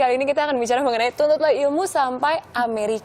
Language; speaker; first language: Indonesian; native; Indonesian